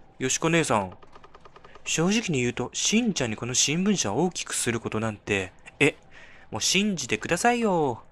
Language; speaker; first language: Japanese; non-native, fluent; Chinese